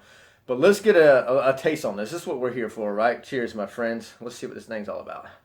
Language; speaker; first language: English; native; English